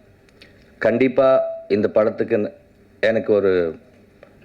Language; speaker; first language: Tamil; non-native, learner; Telugu